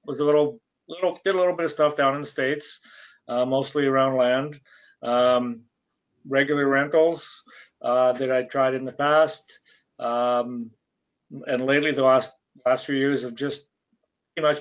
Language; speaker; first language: English; native; English